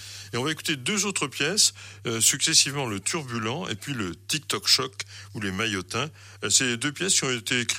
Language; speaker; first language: French; native; French